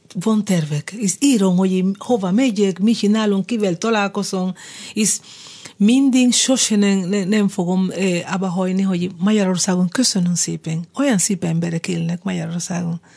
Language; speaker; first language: Hungarian; non-native, fluent; Spanish